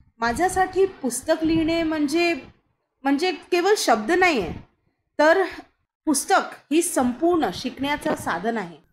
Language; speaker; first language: Marathi; non-native, local second language; Hindi